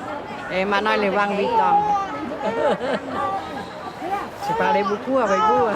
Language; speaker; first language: French; non-native, learner; Khmer